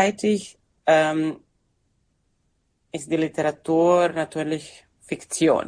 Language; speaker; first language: German; non-native, fluent; Serbian